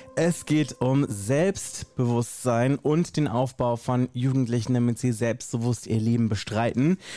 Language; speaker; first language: German; native; German